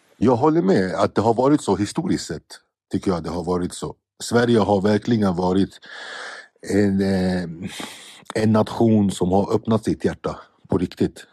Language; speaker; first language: Swedish; early bilingual, other home language; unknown